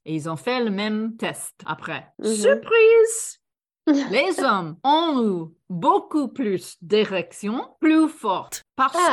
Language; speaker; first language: French; non-native, fluent; English